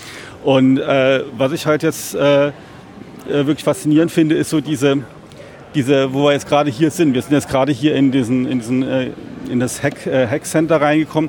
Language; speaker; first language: German; native; German